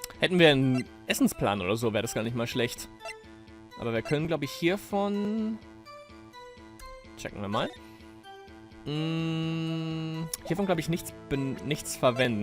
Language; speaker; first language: German; native; German